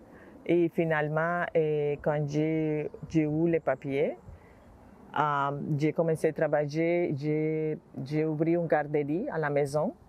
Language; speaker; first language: French; non-native, learner; Spanish